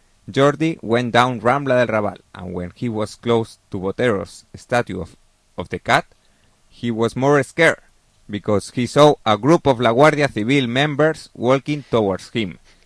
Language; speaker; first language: English; non-native, fluent; Catalan